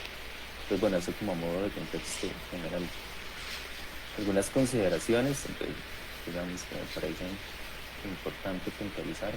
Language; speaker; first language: Spanish; native; Spanish